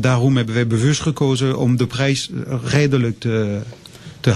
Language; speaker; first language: Dutch; non-native, fluent; French